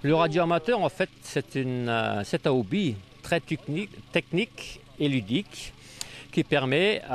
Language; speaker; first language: French; native; French